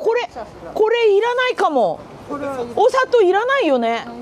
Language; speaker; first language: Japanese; non-native, fluent; Korean